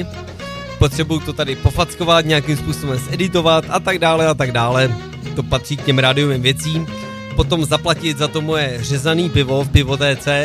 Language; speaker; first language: Czech; native; Czech